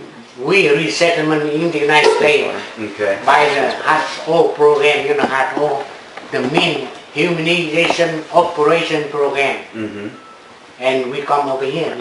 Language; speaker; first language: English; non-native, learner; Vietnamese